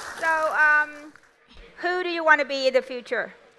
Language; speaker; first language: English; non-native, fluent; Vietnamese